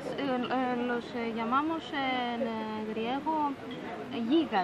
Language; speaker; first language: Spanish; non-native, fluent; Greek